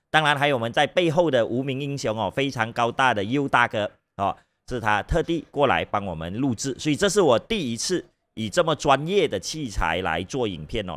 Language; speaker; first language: Chinese; native; Chinese